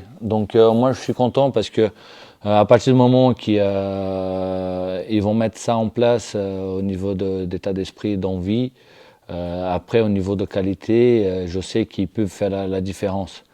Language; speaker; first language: French; non-native, fluent; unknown